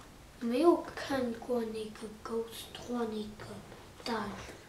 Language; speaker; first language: Chinese; early bilingual, heritage; Chinese